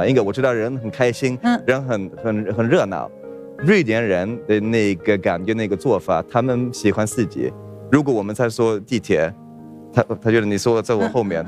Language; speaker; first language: Chinese; non-native, learner; Swedish